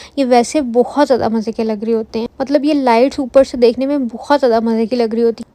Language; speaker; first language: Urdu; native; Urdu